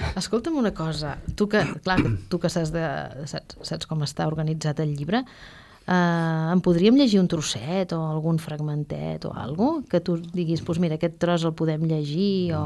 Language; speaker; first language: Catalan; native; Catalan